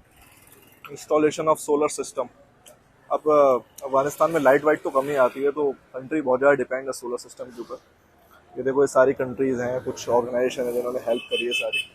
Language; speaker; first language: Hindi; native; Hindi